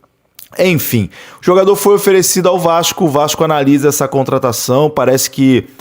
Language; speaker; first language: Portuguese; native; Portuguese